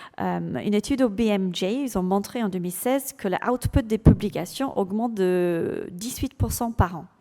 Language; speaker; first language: French; non-native, fluent; English